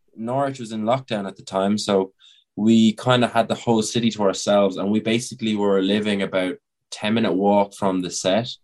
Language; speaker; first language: English; native; English